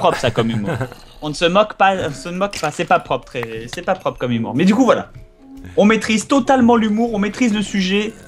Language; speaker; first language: French; native; French